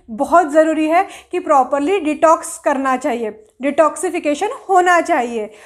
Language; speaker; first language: Hindi; non-native, local second language; Marathi